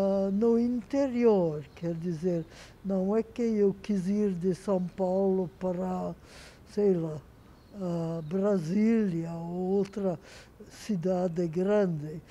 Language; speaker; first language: Portuguese; non-native, fluent; Hungarian